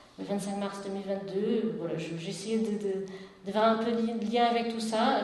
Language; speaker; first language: French; non-native, fluent; Portuguese